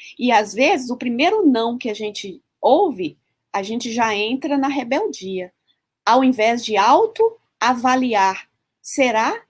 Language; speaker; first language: Portuguese; early bilingual, heritage; Portuguese